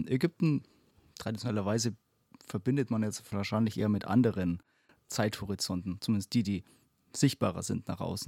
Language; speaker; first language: German; native; German